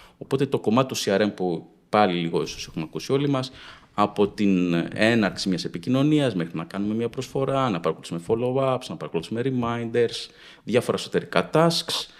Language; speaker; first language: Greek; native; Greek